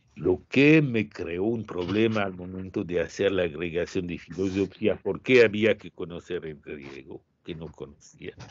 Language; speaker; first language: Spanish; non-native, fluent; French